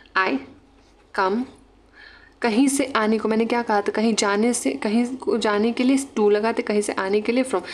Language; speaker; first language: Hindi; non-native, local second language; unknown